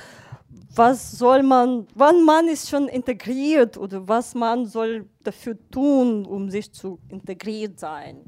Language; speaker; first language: German; non-native, fluent; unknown